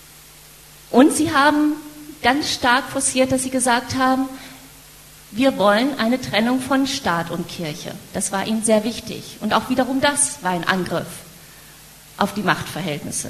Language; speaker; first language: German; native; German